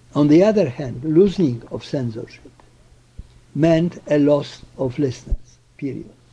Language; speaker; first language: English; non-native, fluent; Polish